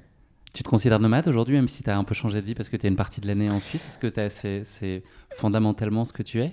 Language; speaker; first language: French; native; French